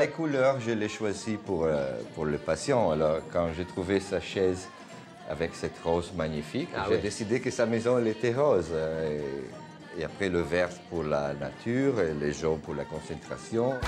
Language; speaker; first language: French; non-native, learner; Italian